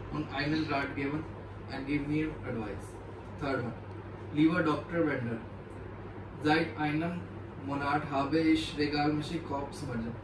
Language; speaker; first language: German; non-native, learner; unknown